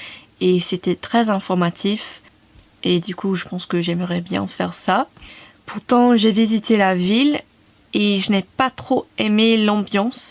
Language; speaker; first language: French; non-native, fluent; English